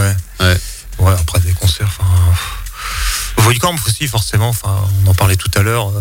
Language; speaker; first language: French; native; French